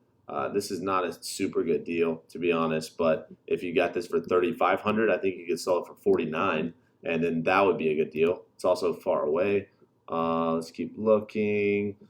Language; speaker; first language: English; native; English